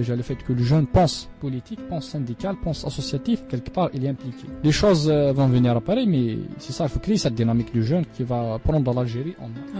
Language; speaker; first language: French; non-native, local second language; Arabic